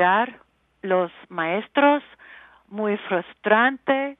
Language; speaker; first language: Spanish; non-native, learner; English